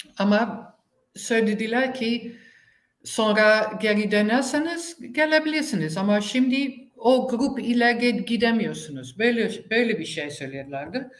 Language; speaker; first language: Turkish; non-native, learner; Dutch